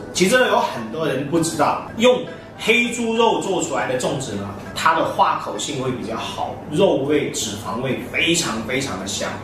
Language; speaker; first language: Chinese; native; Chinese